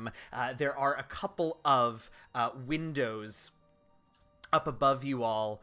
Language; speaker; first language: English; native; English